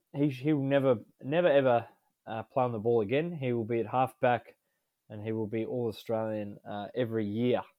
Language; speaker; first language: English; native; English